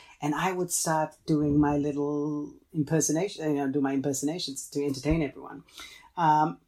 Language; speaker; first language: English; non-native, fluent; Tamil